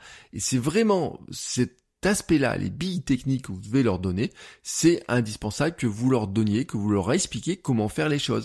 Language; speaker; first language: French; native; French